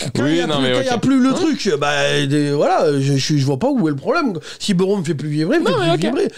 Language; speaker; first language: French; native; French